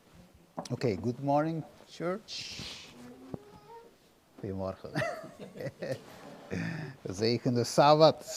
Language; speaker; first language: Dutch; non-native, fluent; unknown